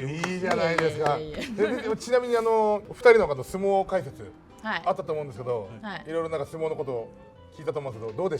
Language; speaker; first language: Japanese; native; Japanese